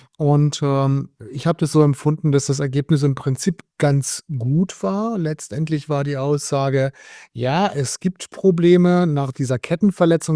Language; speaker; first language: German; native; German